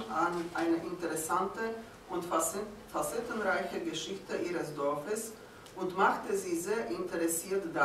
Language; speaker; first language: German; non-native, fluent; Slovak